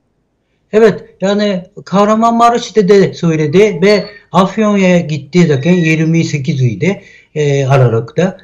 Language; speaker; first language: Turkish; non-native, learner; Japanese